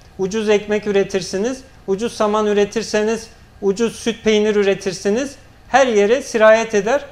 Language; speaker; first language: Turkish; native; Turkish